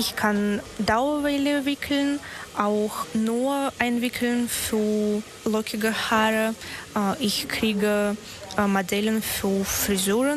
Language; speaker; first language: German; non-native, learner; Russian